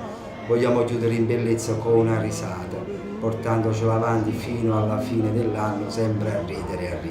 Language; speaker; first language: Italian; native; Italian